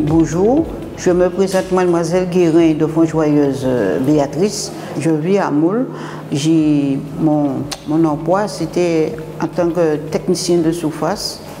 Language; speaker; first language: French; non-native, local second language; Guadeloupean Creole French